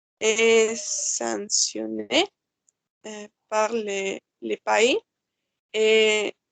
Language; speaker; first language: French; non-native, learner; Spanish